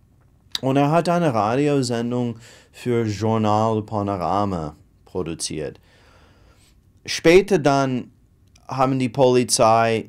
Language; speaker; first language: German; non-native, fluent; English